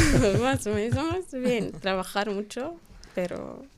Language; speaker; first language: Spanish; non-native, learner; Arabic